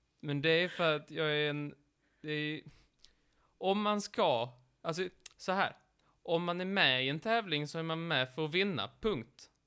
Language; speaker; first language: Swedish; native; Swedish